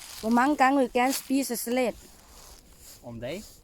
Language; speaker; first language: Danish; non-native, learner; Thai